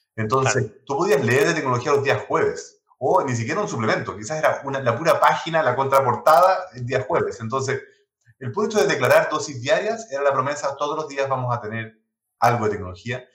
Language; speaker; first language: Spanish; non-native, local second language; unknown